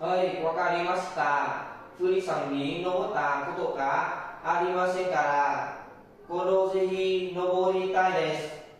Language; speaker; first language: Japanese; non-native, learner; Vietnamese